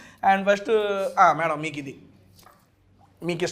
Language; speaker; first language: Telugu; native; Telugu